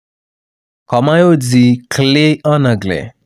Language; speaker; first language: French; non-native, local second language; Haitian Creole